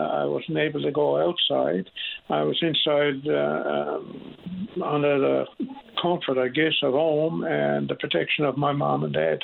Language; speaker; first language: English; native; English